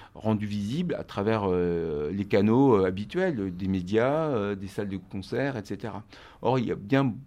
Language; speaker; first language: French; native; French